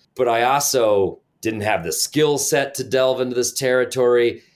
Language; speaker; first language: English; native; English